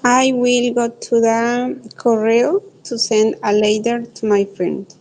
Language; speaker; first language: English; non-native, learner; Spanish